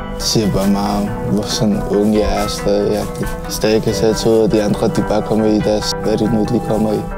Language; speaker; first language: Danish; early bilingual, other home language; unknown